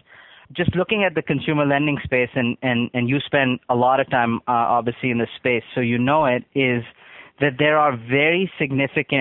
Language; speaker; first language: English; non-native, local second language; Urdu